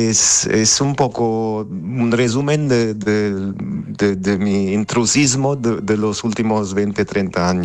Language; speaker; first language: Spanish; non-native, fluent; Armenian